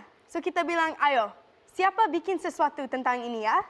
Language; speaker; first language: Indonesian; non-native, local second language; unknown